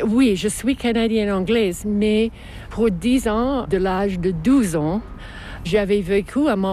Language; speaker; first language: French; non-native, fluent; English